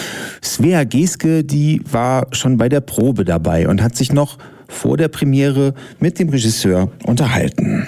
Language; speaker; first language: German; native; German